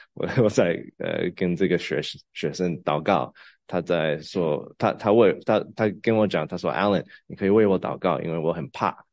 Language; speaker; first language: Chinese; non-native, learner; English